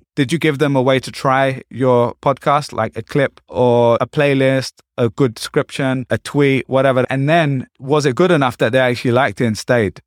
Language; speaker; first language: English; native; English